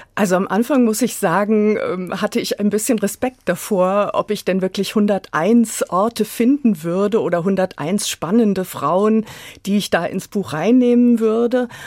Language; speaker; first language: German; native; German